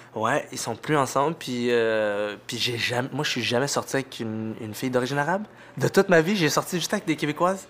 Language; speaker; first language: French; early bilingual, other home language; Arabic